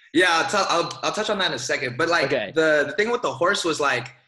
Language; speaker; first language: English; native; English